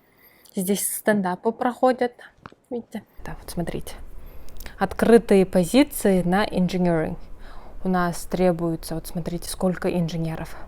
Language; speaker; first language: Russian; non-native, local second language; Kyrgyz